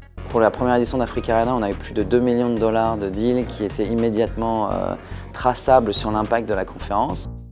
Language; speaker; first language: French; native; French